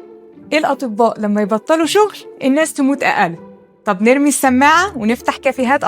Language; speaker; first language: Arabic; native; Arabic